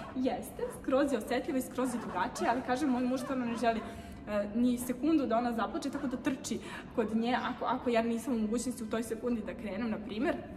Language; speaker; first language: Serbian; non-native, fluent; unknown